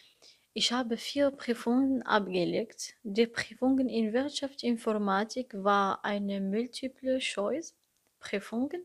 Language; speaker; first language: German; non-native, learner; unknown